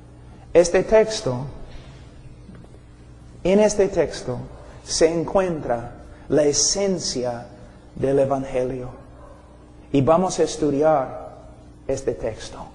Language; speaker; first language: Spanish; non-native, fluent; English